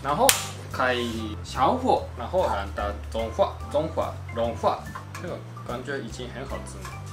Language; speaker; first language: Chinese; non-native, fluent; Japanese